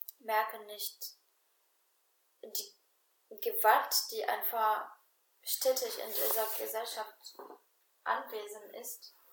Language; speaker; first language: German; non-native, fluent; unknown